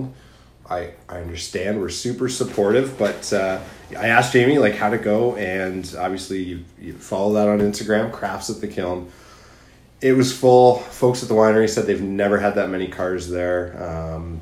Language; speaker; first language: English; native; English